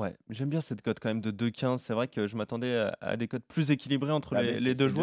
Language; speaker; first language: French; native; French